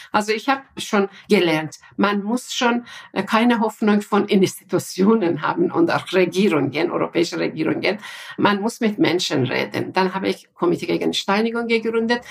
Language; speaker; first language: German; non-native, fluent; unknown